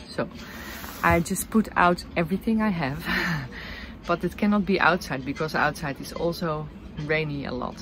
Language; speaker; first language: English; non-native, fluent; Dutch